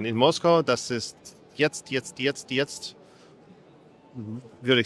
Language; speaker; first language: German; non-native, fluent; Russian